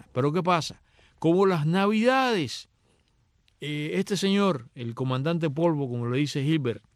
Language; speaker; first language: Spanish; native; Spanish